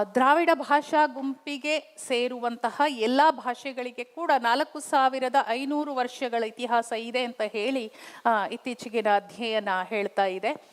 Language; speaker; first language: Kannada; non-native, local second language; Kodava